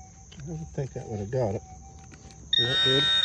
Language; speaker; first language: English; native; English